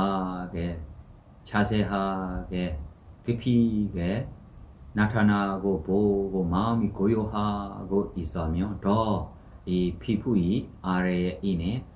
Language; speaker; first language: Korean; non-native, learner; Burmese